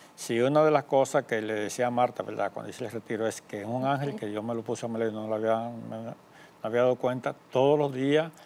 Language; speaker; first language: Spanish; native; Spanish